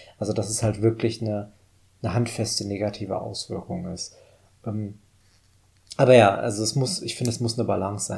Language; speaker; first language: German; native; German